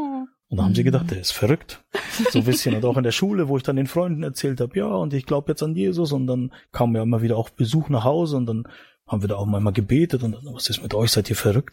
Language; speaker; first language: German; native; German